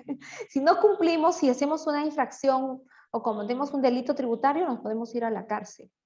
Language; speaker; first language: Spanish; native; Spanish